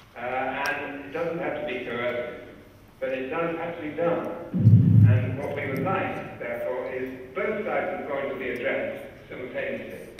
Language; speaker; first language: English; native; English